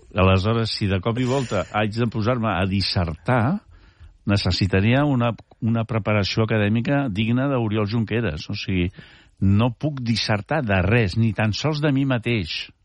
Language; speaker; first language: Catalan; early bilingual, heritage; Catalan